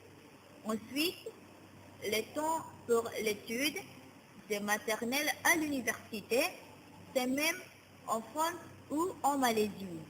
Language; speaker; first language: French; non-native, learner; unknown